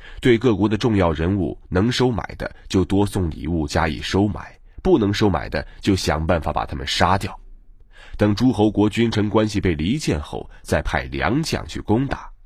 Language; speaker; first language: Chinese; native; Chinese